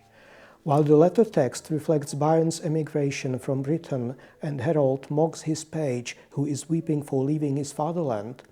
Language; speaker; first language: English; non-native, fluent; Czech